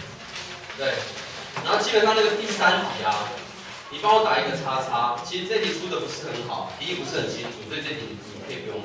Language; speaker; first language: Chinese; native; Chinese